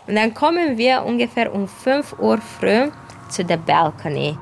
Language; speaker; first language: German; non-native, fluent; Romanian